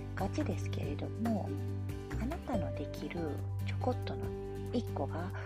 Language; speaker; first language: Japanese; native; Japanese